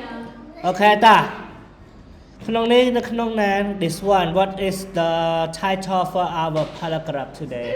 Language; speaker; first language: English; non-native, fluent; Khmer